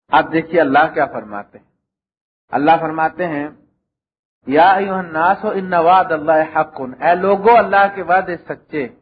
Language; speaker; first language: Urdu; non-native, local second language; Punjabi